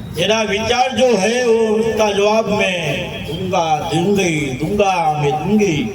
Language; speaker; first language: Hindi; non-native, local second language; Gujarati